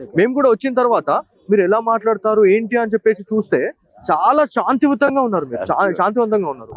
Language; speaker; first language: Telugu; native; Telugu